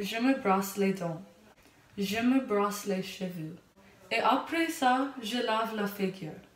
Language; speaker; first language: French; non-native, learner; English